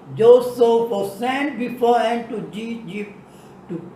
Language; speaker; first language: English; non-native, local second language; Tamil